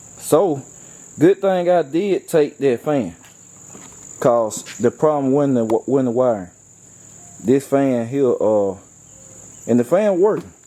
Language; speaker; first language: English; native; English